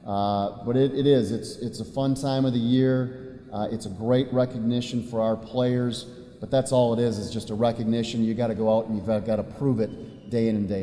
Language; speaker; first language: English; native; English